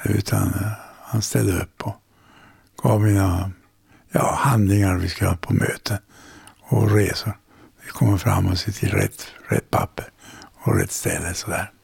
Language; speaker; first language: Swedish; native; Swedish